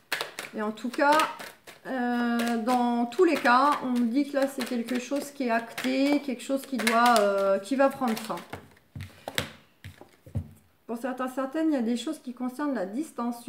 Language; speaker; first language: French; native; French